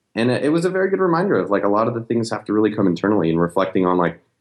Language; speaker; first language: English; native; English